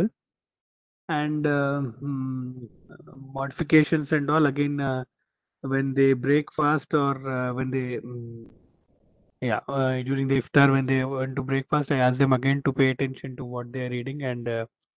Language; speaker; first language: English; non-native, local second language; Telugu